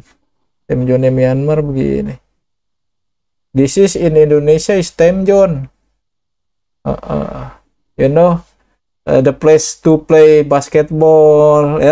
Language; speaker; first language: English; non-native, learner; Indonesian